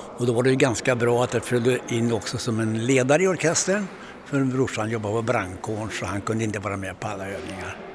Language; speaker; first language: Swedish; native; Swedish